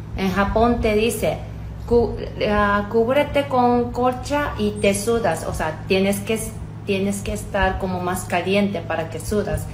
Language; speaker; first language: Spanish; non-native, learner; Japanese